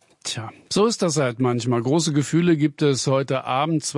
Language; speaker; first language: German; native; German